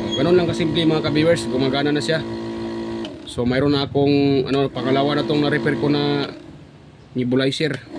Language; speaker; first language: Filipino; non-native, local second language; Cebuano